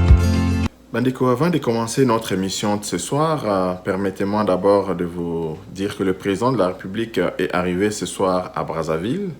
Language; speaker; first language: French; non-native, local second language; Lingala